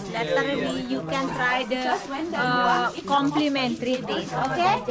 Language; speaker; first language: English; non-native, learner; Balinese